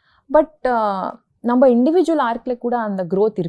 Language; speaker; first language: Tamil; non-native, local second language; Kannada